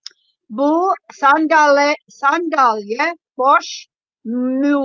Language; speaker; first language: Turkish; non-native, learner; English